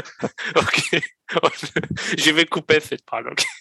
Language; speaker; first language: French; non-native, learner; Romanian